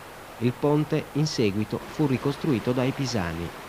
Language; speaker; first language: Italian; native; Italian